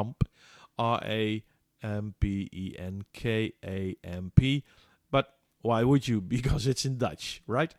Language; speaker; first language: English; non-native, fluent; Dutch